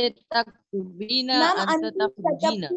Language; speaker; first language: Arabic; non-native, learner; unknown